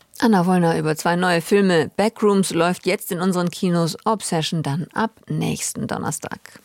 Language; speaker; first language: German; native; German